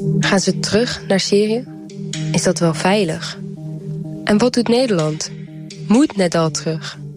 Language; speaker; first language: Dutch; early bilingual, heritage; Dutch